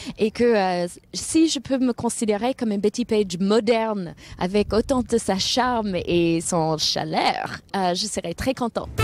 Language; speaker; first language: French; non-native, fluent; English